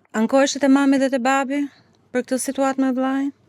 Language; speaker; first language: Albanian; native; Albanian